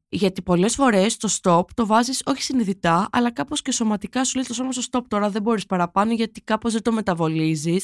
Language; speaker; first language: Greek; native; Greek